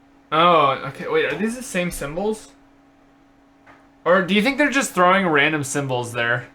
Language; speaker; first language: English; native; English